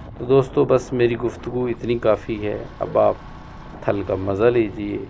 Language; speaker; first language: Urdu; non-native, local second language; Saraiki